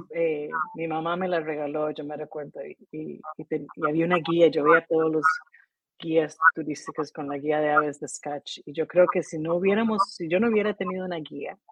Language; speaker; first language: Spanish; native; Spanish